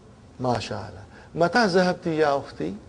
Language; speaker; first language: Arabic; non-native, fluent; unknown